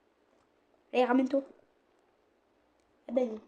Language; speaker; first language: French; native; French